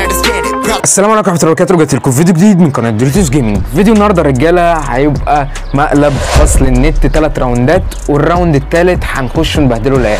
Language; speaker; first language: Arabic; native; Arabic